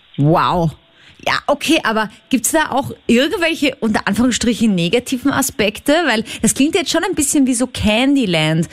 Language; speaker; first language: German; native; German